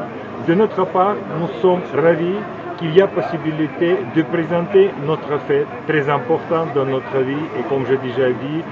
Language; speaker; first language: French; non-native, fluent; Russian